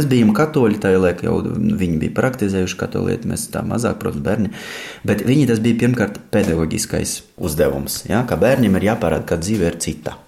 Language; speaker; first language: Latvian; non-native, fluent; Russian